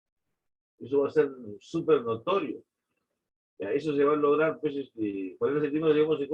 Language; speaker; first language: Spanish; native; Spanish